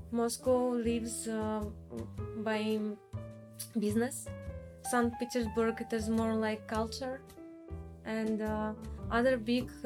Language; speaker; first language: English; non-native, learner; Russian